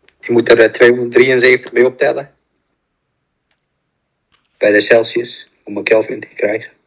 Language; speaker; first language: Dutch; native; Dutch